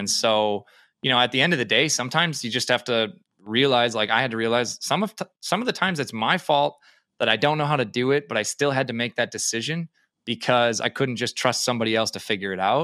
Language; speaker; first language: English; native; English